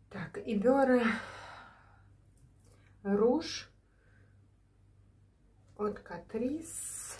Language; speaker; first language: Polish; non-native, learner; Ukrainian